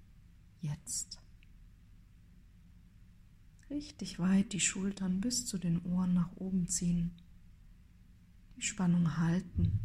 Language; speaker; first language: German; native; German